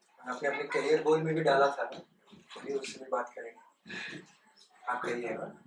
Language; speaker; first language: Hindi; non-native, local second language; Bangla